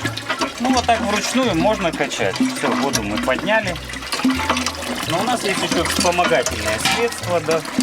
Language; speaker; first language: Russian; native; Russian